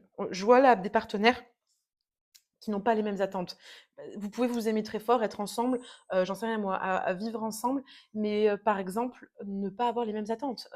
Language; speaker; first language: French; native; French